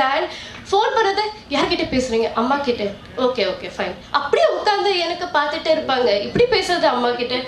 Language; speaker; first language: Tamil; non-native, learner; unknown